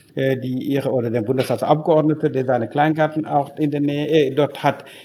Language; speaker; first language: German; non-native, fluent; Wolof